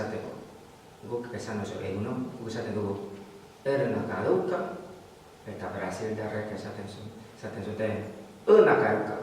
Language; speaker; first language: Basque; non-native, learner; Spanish